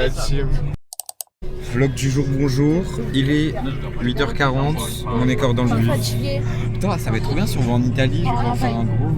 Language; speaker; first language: French; native; French